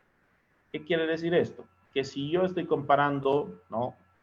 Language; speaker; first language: Spanish; native; Spanish